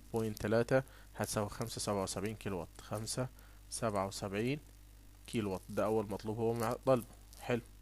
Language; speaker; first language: Arabic; native; Arabic